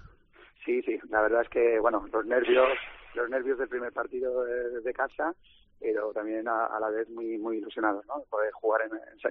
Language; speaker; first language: Spanish; native; Spanish